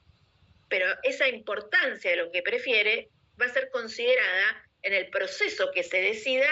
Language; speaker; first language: Spanish; native; Spanish